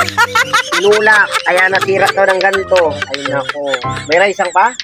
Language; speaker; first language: Filipino; non-native, local second language; Waray